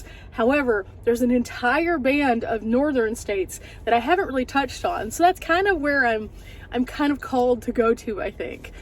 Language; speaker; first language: English; native; English